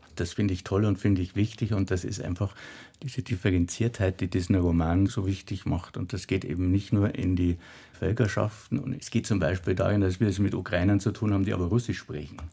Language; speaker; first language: German; native; German